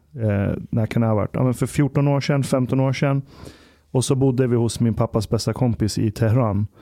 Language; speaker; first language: Swedish; early bilingual, other home language; Persian